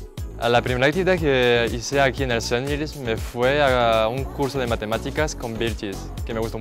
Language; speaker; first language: Spanish; non-native, learner; French